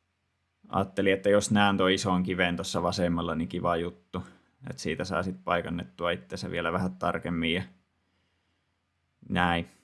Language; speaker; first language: Finnish; native; Finnish